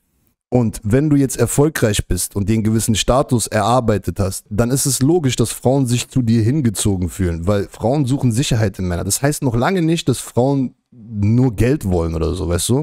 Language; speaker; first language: German; native; German